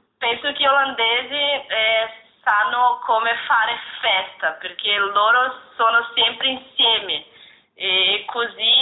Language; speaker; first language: Italian; non-native, learner; Portuguese